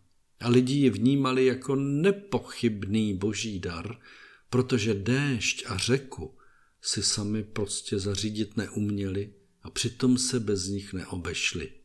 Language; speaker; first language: Czech; native; Czech